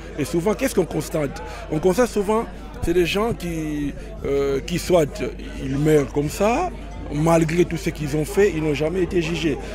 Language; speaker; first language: French; non-native, local second language; Lingala